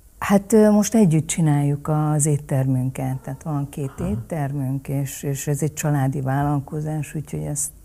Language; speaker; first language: Hungarian; early bilingual, other home language; Vietnamese